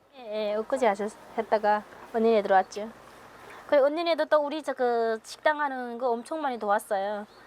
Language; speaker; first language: Korean; native; Korean